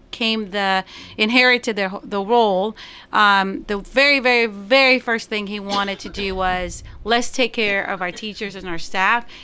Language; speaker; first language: English; non-native, fluent; Spanish